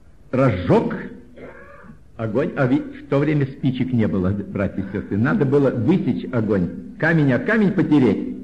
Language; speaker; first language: Russian; native; Russian